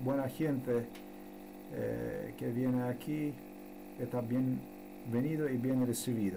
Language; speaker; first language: Spanish; non-native, learner; Slovenian